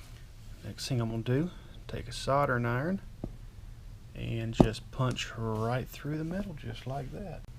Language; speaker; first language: English; native; English